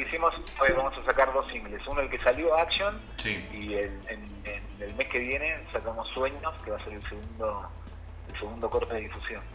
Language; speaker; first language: Spanish; native; Spanish